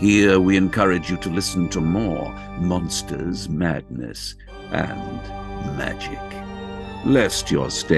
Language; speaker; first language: English; native; English